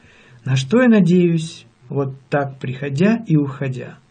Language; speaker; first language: Russian; native; Russian